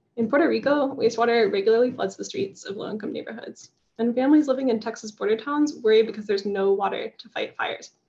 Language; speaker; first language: English; native; English